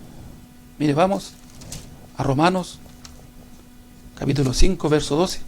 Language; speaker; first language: Spanish; native; Spanish